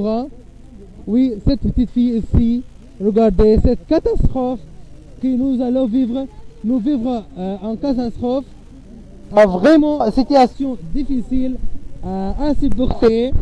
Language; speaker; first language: French; non-native, fluent; Arabic